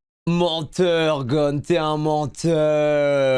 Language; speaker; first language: French; native; French